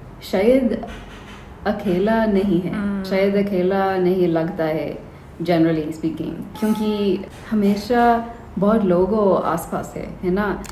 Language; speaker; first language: Hindi; non-native, learner; English